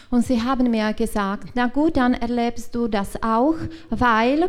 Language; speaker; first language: German; non-native, learner; Czech